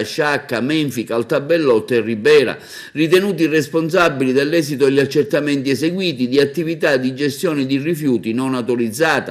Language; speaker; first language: Italian; native; Italian